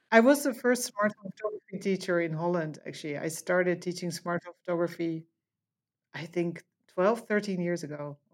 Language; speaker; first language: English; non-native, fluent; Dutch